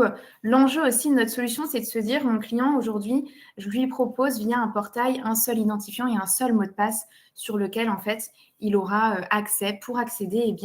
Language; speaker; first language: French; native; French